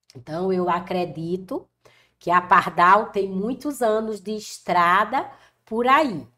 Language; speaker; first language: Portuguese; native; Portuguese